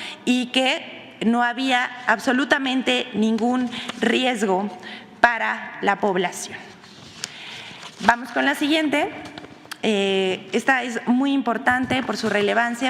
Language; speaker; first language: Spanish; native; Spanish